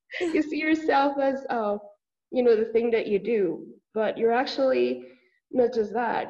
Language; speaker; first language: English; non-native, fluent; Spanish